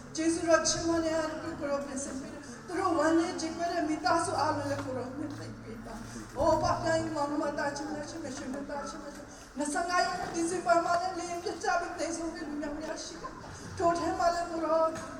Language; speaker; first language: Burmese; non-native, local second language; Hakha Chin